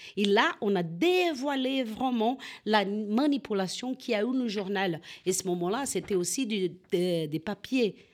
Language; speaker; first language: French; non-native, fluent; Portuguese